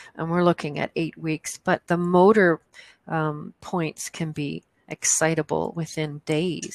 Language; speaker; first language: English; native; English